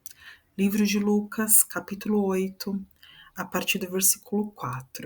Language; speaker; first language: Portuguese; native; Portuguese